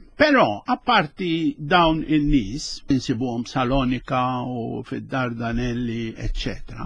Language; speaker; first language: Maltese; early bilingual, other home language; Spanish